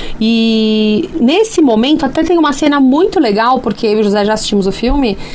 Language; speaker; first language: Portuguese; native; Portuguese